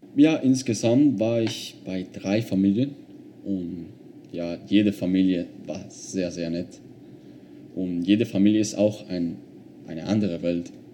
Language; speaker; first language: German; non-native, fluent; Spanish